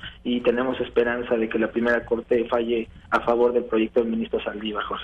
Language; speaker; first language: Spanish; native; Spanish